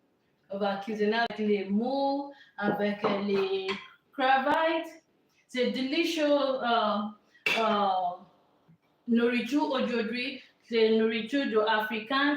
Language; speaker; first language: French; non-native, learner; English